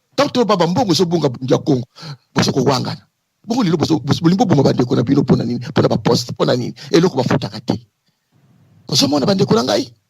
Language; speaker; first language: Lingala; non-native, local second language; Kongo